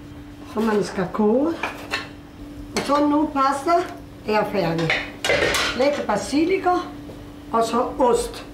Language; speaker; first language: Danish; non-native, fluent; Italian